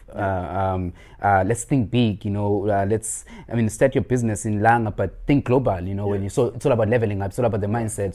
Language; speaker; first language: English; non-native, local second language; Xhosa